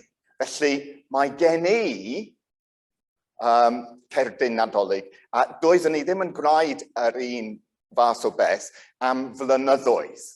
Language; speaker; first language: Welsh; non-native, local second language; English